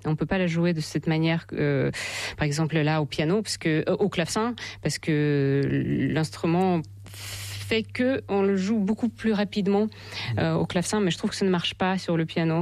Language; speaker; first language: French; non-native, fluent; Russian